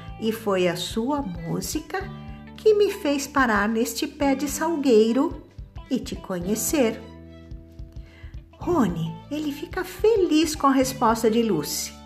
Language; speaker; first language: Portuguese; native; Portuguese